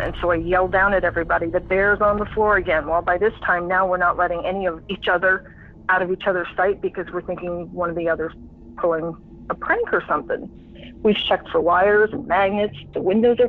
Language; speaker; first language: English; native; English